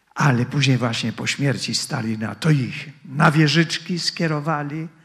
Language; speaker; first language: Polish; native; Polish